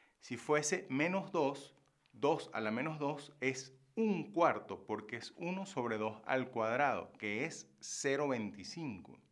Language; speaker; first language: Spanish; native; Spanish